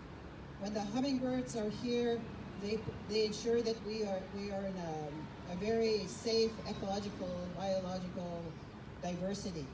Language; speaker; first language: English; native; English